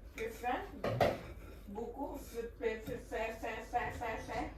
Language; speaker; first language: French; non-native, learner; Thai